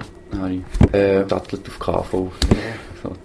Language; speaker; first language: German; native; German